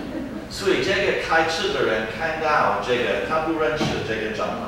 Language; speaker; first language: Chinese; non-native, fluent; English